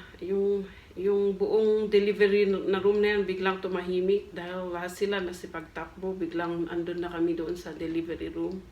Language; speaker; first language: Filipino; non-native, local second language; Cebuano